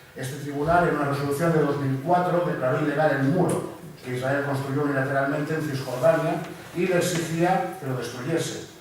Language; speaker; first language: Spanish; native; Spanish